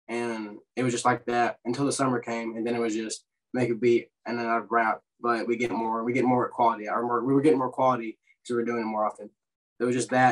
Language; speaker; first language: English; native; English